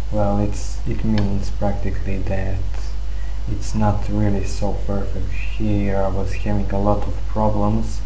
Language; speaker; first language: English; non-native, fluent; Serbian